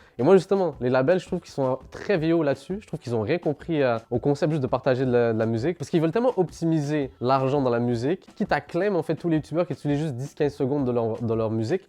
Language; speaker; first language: French; early bilingual, other home language; Arabic